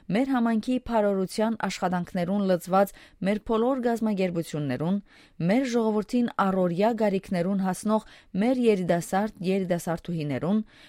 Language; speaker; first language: Armenian; early bilingual, heritage; Armenian